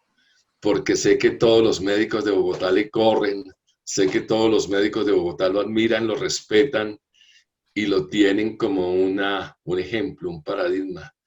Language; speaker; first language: Spanish; native; Spanish